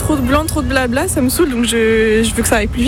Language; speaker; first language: French; native; French